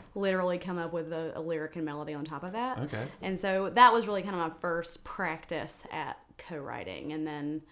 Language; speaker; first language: English; native; English